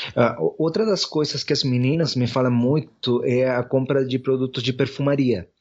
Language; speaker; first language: Portuguese; non-native, fluent; Spanish